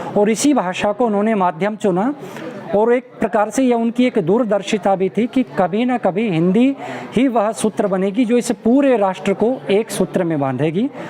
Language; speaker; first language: Hindi; native; Hindi